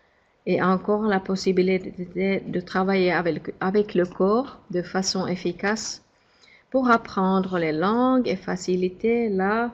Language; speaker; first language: French; non-native, fluent; Finnish